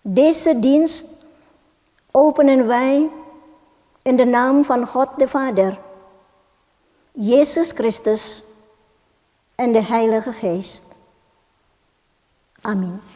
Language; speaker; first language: Dutch; non-native, fluent; Indonesian